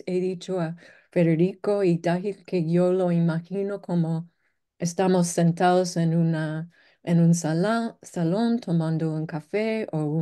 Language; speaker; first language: Spanish; non-native, fluent; English